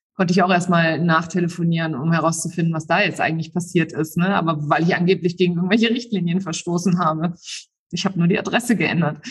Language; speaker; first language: German; native; German